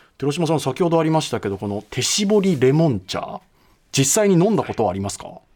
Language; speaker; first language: Japanese; native; Japanese